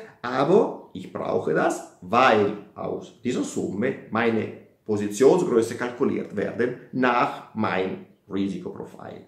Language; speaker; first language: German; non-native, fluent; Italian